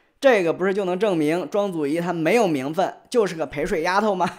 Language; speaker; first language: Chinese; native; Chinese